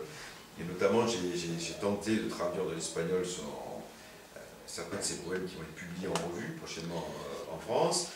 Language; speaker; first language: French; native; French